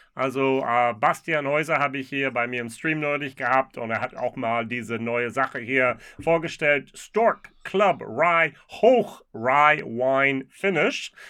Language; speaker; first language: German; non-native, fluent; English